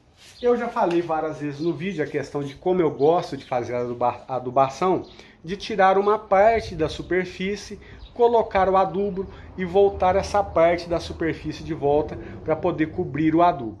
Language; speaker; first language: Portuguese; native; Portuguese